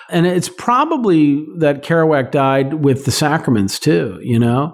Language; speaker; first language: English; native; English